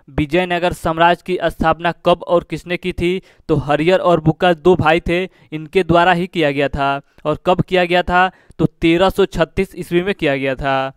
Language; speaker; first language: Hindi; native; Hindi